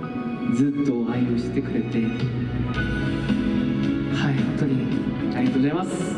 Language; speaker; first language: Japanese; non-native, fluent; Korean